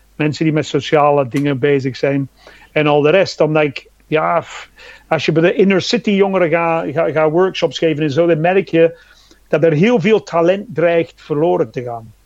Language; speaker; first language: Dutch; non-native, fluent; English